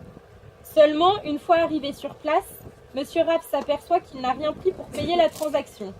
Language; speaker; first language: French; native; French